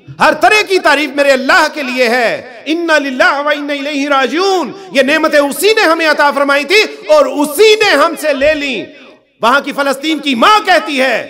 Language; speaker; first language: Urdu; non-native, local second language; Punjabi